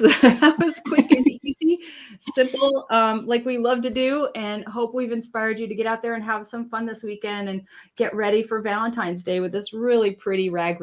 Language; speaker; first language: English; native; English